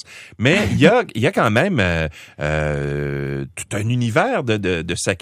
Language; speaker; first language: French; native; French